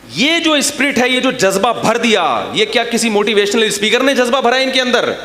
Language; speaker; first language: Urdu; native; Urdu